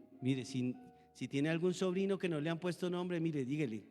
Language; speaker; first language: Spanish; native; Spanish